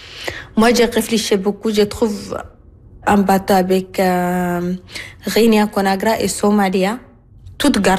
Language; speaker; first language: French; non-native, learner; Arabic